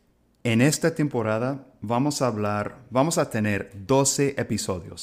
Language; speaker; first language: Spanish; non-native, fluent; English